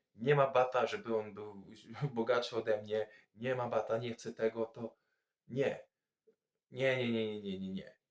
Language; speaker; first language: Polish; non-native, fluent; French